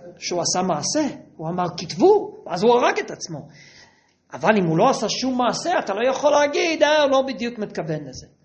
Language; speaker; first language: Hebrew; native; Hebrew